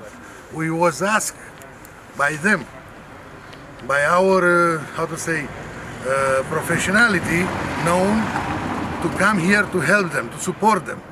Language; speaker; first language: English; non-native, learner; Romanian